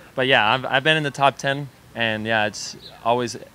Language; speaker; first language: English; native; English